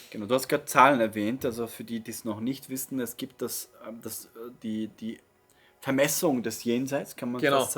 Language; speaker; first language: German; native; German